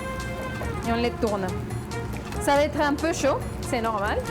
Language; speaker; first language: French; non-native, fluent; Spanish